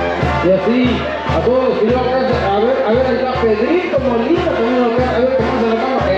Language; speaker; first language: Spanish; native; Spanish